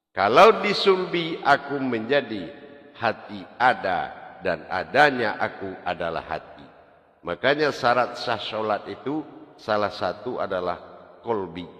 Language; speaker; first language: Malay; non-native, local second language; Javanese